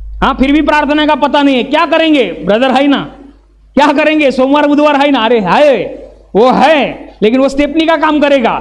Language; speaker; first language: Hindi; non-native, local second language; Marathi